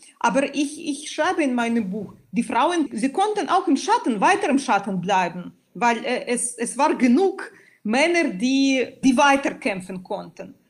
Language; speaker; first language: German; non-native, fluent; Belarusian